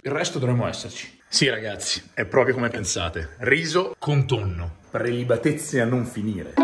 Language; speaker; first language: Italian; native; Italian